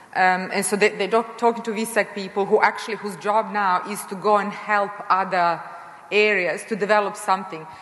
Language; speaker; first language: English; non-native, fluent; Serbian